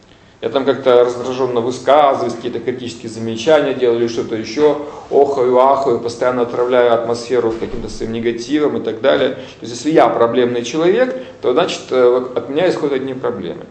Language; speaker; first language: Russian; native; Russian